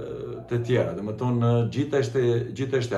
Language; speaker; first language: Albanian; non-native, learner; Serbian